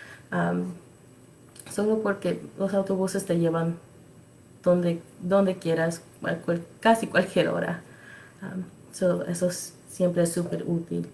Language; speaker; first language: Spanish; early bilingual, other home language; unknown